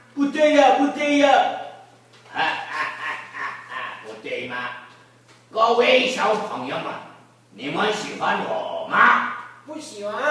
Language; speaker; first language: Chinese; non-native, learner; Korean